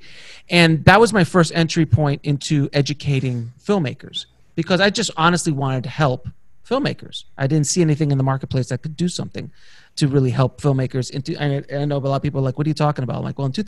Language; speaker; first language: English; native; English